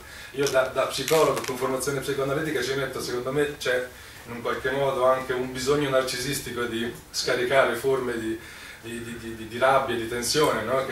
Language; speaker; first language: Italian; native; Italian